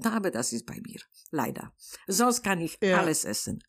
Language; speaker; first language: German; non-native, learner; Polish